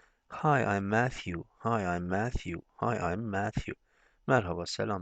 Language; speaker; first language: English; non-native, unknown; Turkish